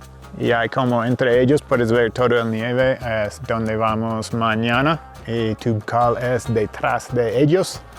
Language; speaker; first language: Spanish; non-native, fluent; English